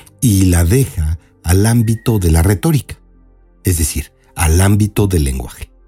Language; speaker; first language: Spanish; native; Spanish